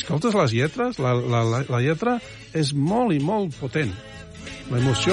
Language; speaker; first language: Catalan; non-native, fluent; English